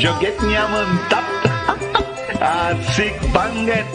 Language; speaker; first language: Indonesian; non-native, fluent; Portuguese